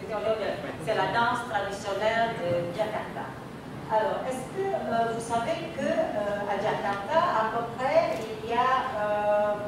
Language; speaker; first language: French; non-native, fluent; Indonesian